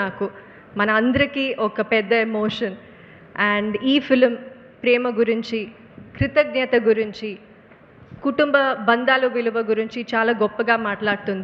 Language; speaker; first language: Telugu; non-native, fluent; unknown